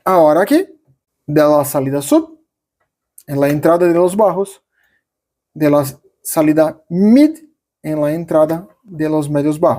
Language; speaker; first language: Spanish; non-native, fluent; Portuguese